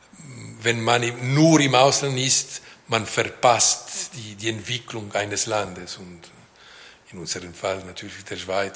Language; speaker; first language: German; non-native, local second language; French